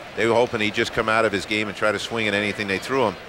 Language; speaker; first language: English; native; English